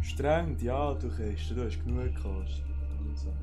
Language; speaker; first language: German; native; German